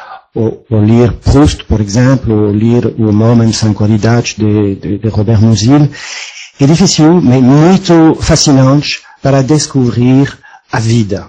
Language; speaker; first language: Portuguese; non-native, fluent; French